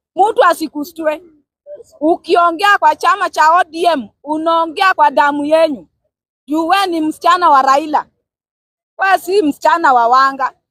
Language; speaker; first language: Swahili; non-native, local second language; Luo (Kenya and Tanzania)